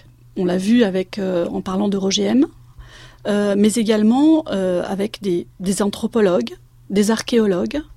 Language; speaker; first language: French; native; French